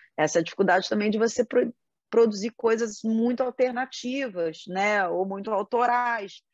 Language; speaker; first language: Portuguese; native; Portuguese